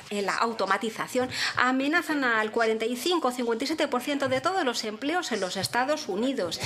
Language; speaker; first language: Spanish; non-native, fluent; English